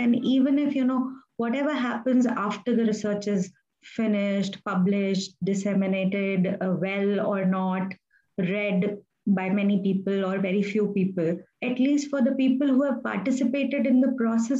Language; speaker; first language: English; non-native, local second language; Hindi